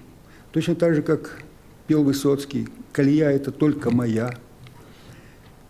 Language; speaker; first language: Russian; native; Russian